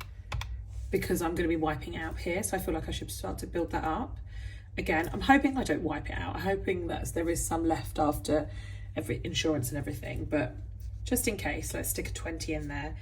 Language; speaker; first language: English; native; English